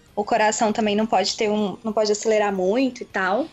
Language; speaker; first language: Portuguese; native; Portuguese